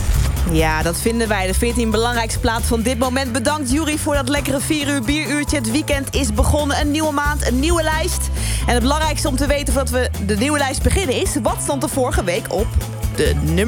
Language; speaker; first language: Dutch; native; Dutch